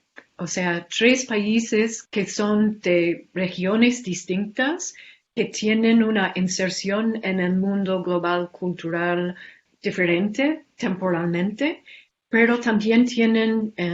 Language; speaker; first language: Spanish; non-native, fluent; English